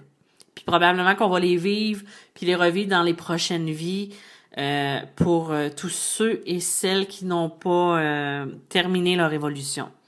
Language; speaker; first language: French; native; French